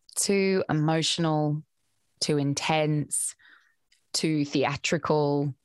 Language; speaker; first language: English; native; English